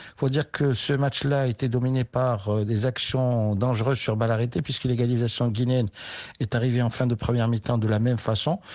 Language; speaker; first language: French; non-native, local second language; Arabic